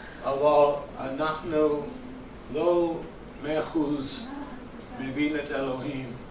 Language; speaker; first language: Hebrew; non-native, fluent; English